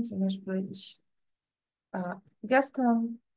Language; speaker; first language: German; non-native, fluent; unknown